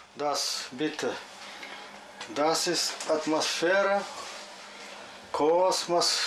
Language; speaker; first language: German; non-native, learner; Russian